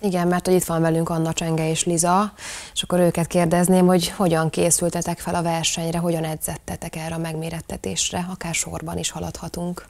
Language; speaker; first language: Hungarian; native; Hungarian